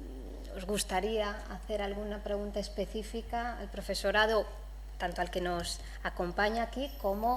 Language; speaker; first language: Spanish; native; Spanish